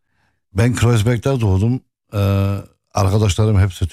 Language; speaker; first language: Turkish; non-native, local second language; Arabic